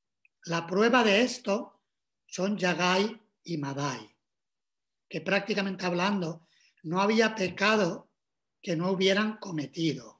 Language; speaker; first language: Spanish; native; Spanish